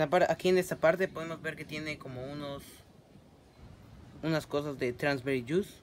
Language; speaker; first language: Spanish; native; Spanish